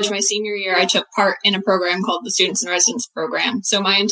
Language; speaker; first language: English; native; English